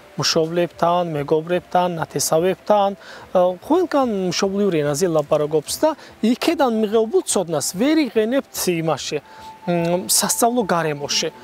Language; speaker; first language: Georgian; non-native, local second language; Azerbaijani